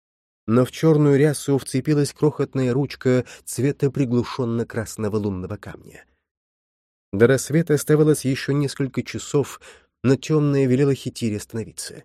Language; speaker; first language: Russian; native; Russian